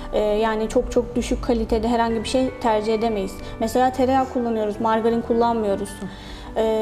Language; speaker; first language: Turkish; native; Turkish